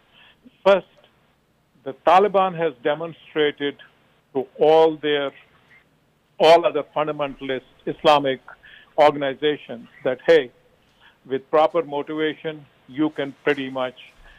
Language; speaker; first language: English; non-native, local second language; Kashmiri